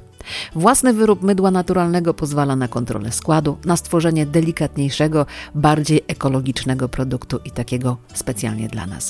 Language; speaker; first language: Polish; native; Polish